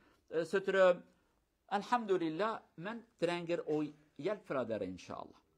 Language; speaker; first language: Norwegian; non-native, local second language; Kurdish